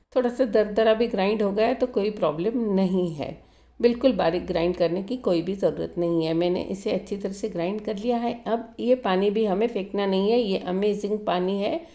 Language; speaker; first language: Hindi; native; Hindi